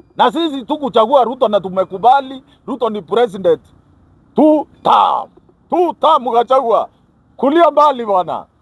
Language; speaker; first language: Swahili; non-native, local second language; Kikuyu